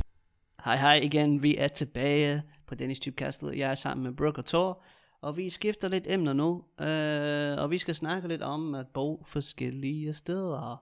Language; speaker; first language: Danish; native; Danish